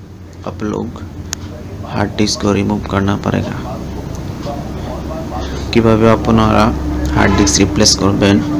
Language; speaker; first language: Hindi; non-native, learner; Bangla